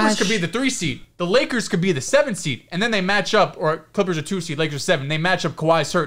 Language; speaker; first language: English; native; English